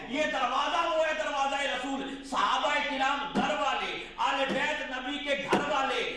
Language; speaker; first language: Urdu; non-native, local second language; Pashto